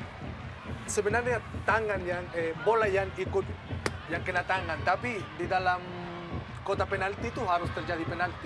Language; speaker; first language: Indonesian; non-native, fluent; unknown